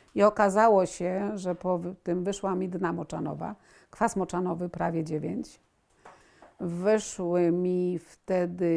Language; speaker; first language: Polish; native; Polish